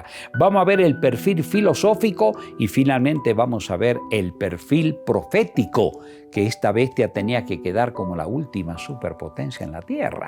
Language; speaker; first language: Spanish; native; Spanish